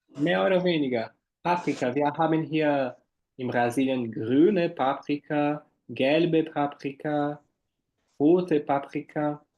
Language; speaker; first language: German; non-native, fluent; Portuguese